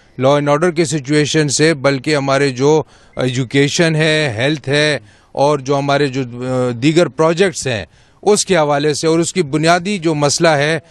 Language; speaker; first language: Urdu; non-native, local second language; Pashto